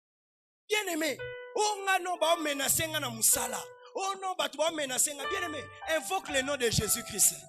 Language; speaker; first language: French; non-native, local second language; Lingala